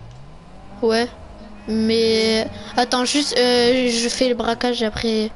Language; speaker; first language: French; native; French